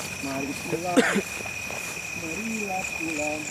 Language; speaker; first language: Indonesian; non-native, local second language; Sundanese